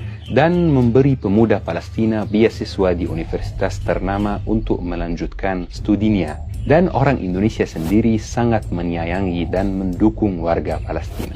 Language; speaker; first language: Indonesian; non-native, fluent; Arabic